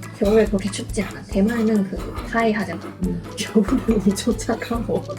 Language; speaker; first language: Korean; non-native, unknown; Chinese